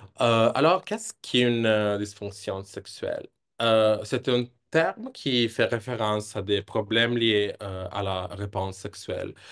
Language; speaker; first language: French; non-native, fluent; Italian